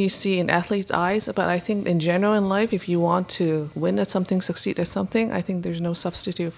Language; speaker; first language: English; non-native, local second language; Cantonese